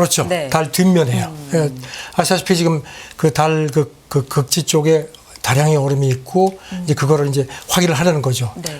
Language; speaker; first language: Korean; native; Korean